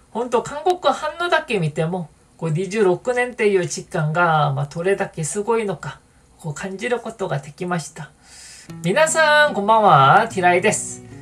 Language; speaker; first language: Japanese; non-native, fluent; Korean